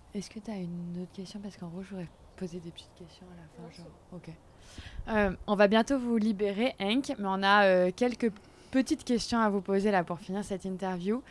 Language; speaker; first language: French; native; French